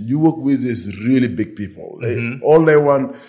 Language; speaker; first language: English; non-native, fluent; Wolof